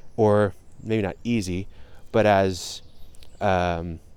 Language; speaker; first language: English; native; English